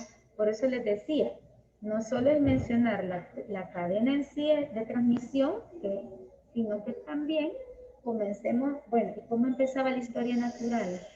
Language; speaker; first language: Spanish; native; Spanish